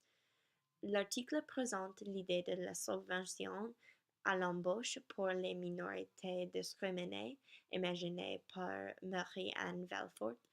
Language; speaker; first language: French; non-native, learner; English